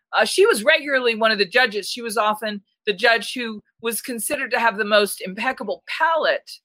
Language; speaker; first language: English; native; English